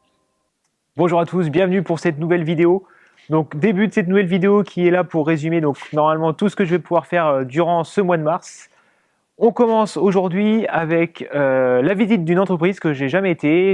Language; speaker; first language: French; native; French